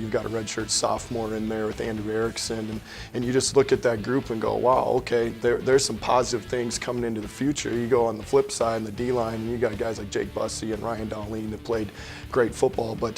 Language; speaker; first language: English; native; English